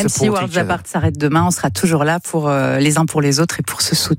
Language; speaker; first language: French; native; French